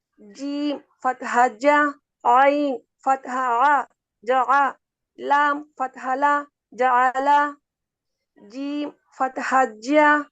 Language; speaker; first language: Arabic; non-native, learner; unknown